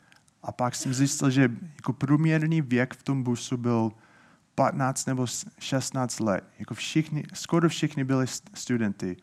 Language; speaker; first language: Czech; non-native, fluent; English